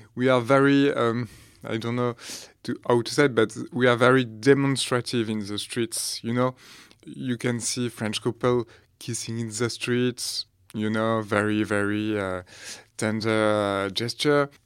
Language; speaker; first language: English; non-native, fluent; French